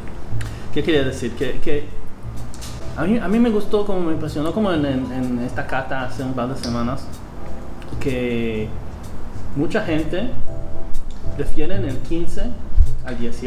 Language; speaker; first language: Spanish; non-native, fluent; Hebrew